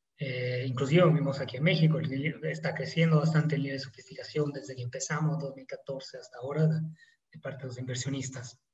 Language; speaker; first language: Spanish; non-native, fluent; Italian